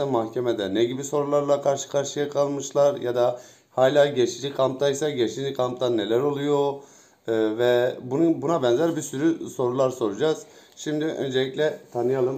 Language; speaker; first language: Turkish; native; Turkish